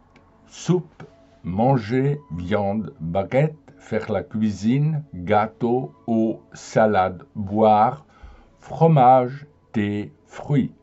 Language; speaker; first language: French; non-native, fluent; German